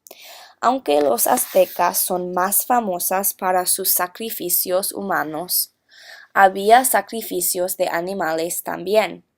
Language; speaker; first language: Spanish; non-native, learner; English